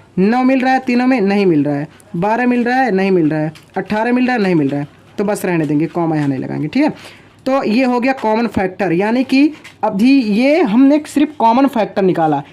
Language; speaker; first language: Hindi; native; Hindi